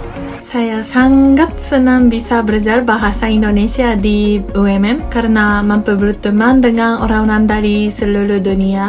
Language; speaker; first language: Indonesian; non-native, learner; Japanese